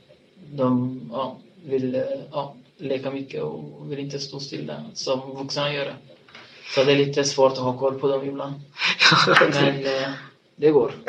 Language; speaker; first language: Swedish; non-native, fluent; Tigrinya